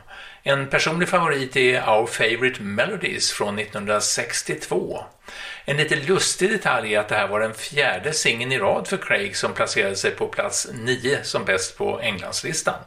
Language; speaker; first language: Swedish; native; Swedish